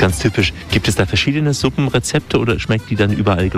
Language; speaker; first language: German; native; German